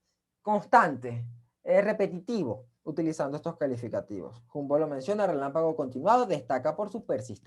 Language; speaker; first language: Spanish; native; Spanish